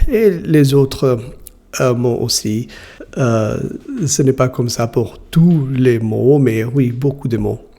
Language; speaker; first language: French; non-native, learner; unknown